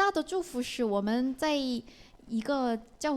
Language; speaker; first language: Chinese; non-native, learner; Korean